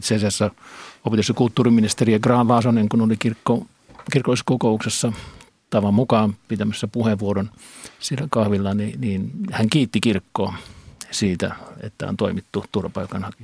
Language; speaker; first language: Finnish; native; Finnish